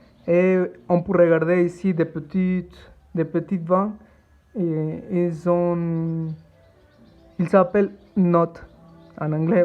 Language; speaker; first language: French; non-native, learner; Spanish